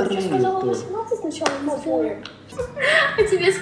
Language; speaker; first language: Russian; native; Russian